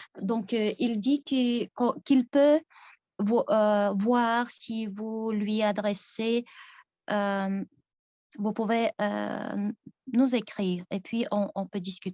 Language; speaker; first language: French; non-native, fluent; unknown